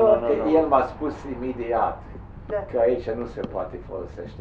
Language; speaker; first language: Romanian; non-native, local second language; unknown